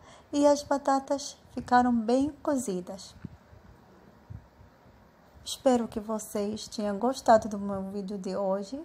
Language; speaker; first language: Portuguese; non-native, fluent; Arabic